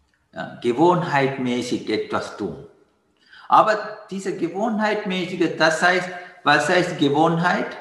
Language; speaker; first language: German; non-native, learner; Sinhala